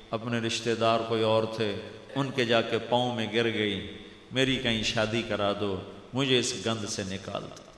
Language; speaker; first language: Urdu; non-native, local second language; Punjabi